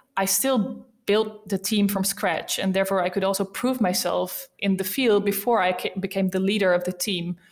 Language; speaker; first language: English; non-native, fluent; Dutch